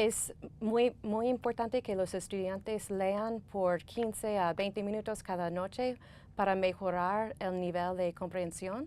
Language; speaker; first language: Spanish; non-native, fluent; English